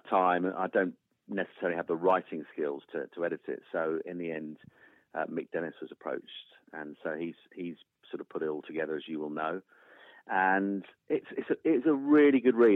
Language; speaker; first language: English; native; English